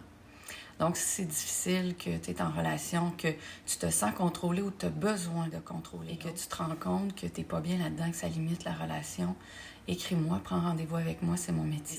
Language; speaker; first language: French; native; French